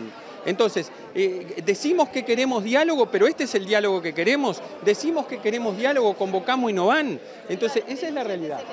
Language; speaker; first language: Spanish; native; Spanish